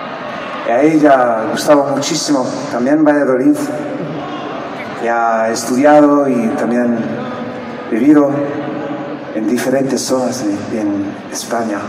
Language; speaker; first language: Spanish; non-native, fluent; French